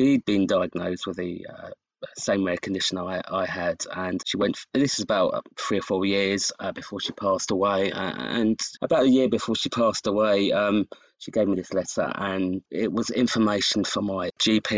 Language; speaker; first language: English; native; English